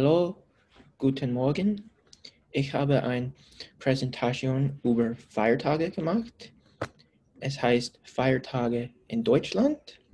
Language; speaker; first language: German; non-native, learner; English